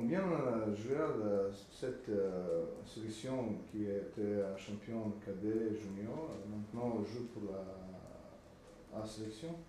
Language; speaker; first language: French; non-native, learner; Slovenian